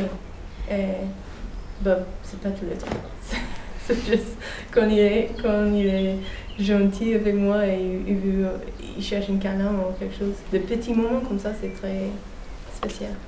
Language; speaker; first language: French; non-native, learner; English